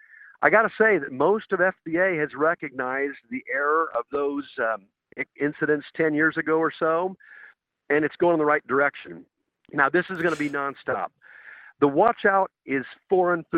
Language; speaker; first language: English; native; English